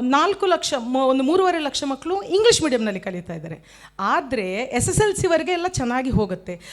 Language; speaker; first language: Kannada; non-native, local second language; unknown